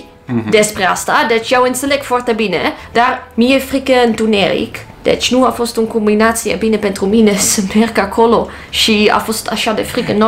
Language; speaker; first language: Romanian; non-native, learner; Dutch